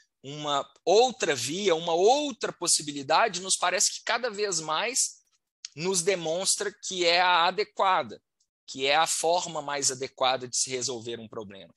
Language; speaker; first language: Portuguese; native; Portuguese